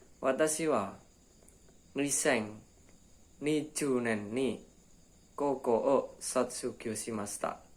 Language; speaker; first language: Japanese; non-native, learner; Indonesian